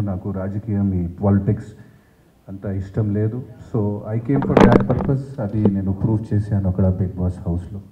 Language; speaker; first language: Telugu; non-native, fluent; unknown